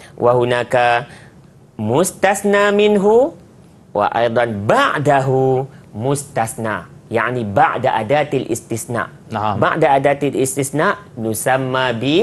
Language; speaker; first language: Arabic; non-native, fluent; Malay